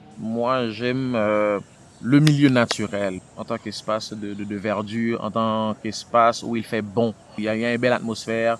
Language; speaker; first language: French; non-native, local second language; Haitian Creole